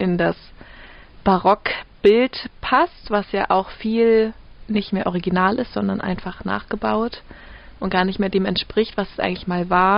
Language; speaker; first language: German; native; German